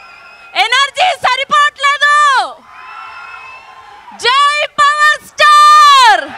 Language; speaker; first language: Telugu; native; Telugu